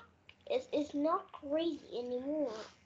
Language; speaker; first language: English; non-native, learner; Vietnamese